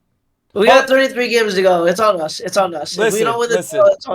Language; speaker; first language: English; native; English